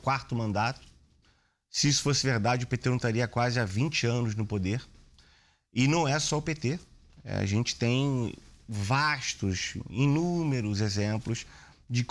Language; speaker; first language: Portuguese; native; Portuguese